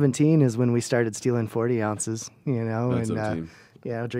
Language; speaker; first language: English; native; English